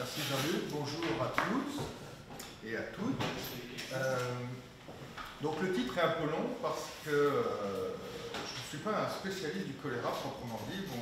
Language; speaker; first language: French; native; French